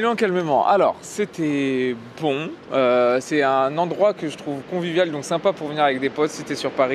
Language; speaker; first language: French; native; French